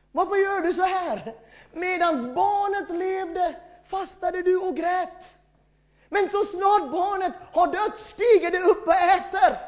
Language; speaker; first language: Swedish; non-native, fluent; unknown